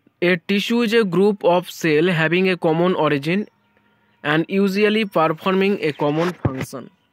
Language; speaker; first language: English; non-native, local second language; Bangla